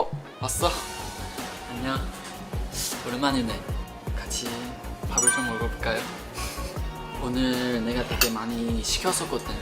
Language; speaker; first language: Korean; non-native, learner; Chinese